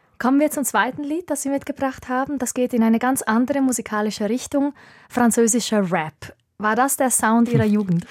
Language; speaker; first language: German; native; German